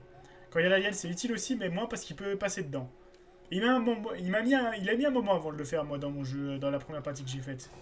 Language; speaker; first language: French; native; French